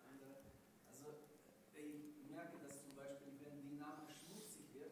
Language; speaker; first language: German; non-native, learner; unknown